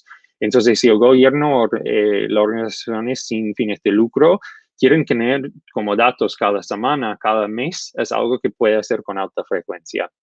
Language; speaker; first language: Spanish; non-native, fluent; English